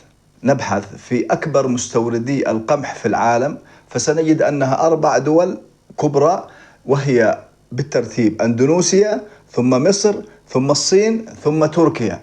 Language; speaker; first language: Arabic; native; Arabic